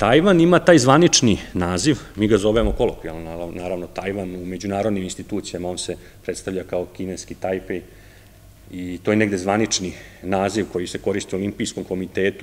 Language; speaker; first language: Serbian; native; Serbian